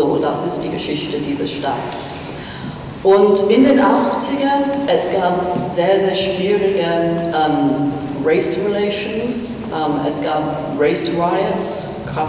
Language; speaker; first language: German; non-native, fluent; English